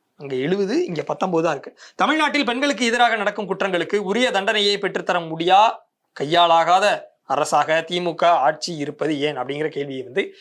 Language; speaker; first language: Tamil; native; Tamil